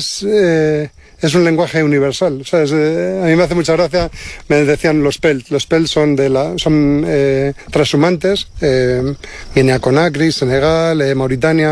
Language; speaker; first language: Spanish; native; Spanish